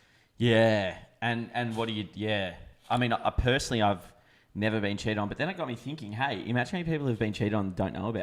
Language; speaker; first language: English; native; English